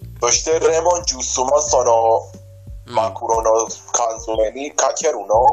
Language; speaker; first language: Japanese; non-native, learner; Persian